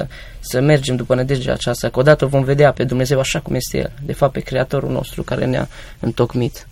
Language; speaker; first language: Romanian; native; Romanian